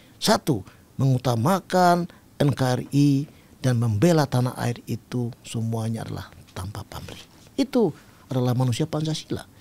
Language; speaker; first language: Indonesian; non-native, local second language; Tetum